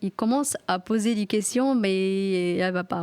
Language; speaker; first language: French; non-native, fluent; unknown